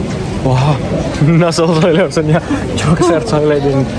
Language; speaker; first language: Turkish; non-native, learner; Indonesian